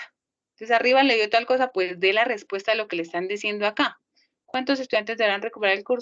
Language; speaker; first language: Spanish; native; Spanish